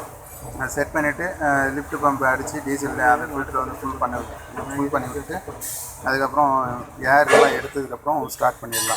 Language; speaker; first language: Tamil; native; Tamil